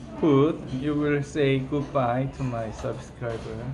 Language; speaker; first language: English; non-native, learner; Korean